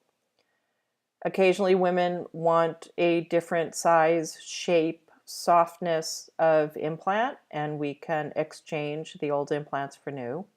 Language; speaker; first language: English; native; English